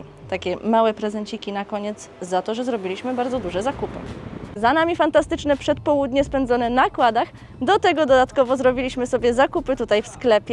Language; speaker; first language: Polish; native; Polish